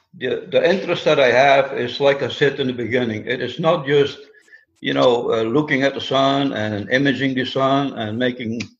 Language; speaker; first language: English; non-native, fluent; Dutch